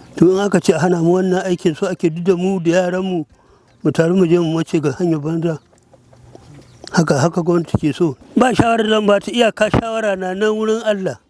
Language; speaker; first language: Hausa; non-native, local second language; Fula